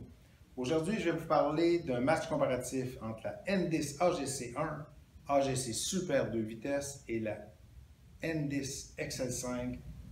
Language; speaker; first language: French; native; French